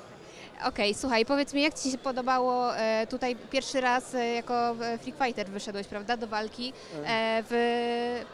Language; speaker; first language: Polish; native; Polish